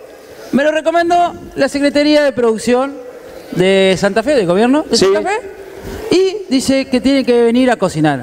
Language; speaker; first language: Spanish; native; Spanish